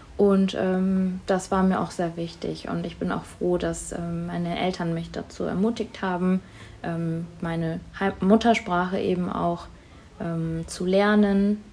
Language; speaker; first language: German; native; German